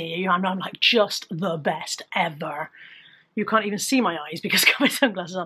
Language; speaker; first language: English; native; English